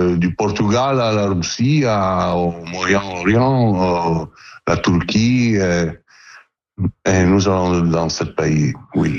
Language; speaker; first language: French; non-native, learner; Italian